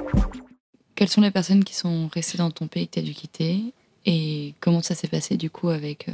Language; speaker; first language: French; native; French